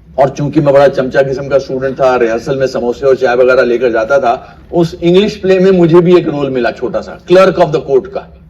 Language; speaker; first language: Hindi; native; Hindi